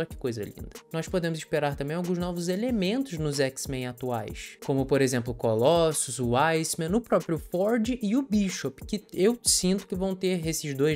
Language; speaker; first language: Portuguese; native; Portuguese